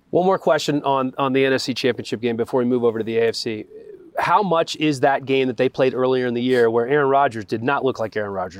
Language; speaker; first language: English; native; English